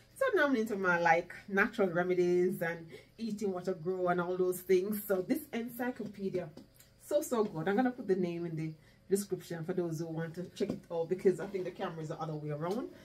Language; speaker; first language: English; non-native, local second language; Jamaican Creole English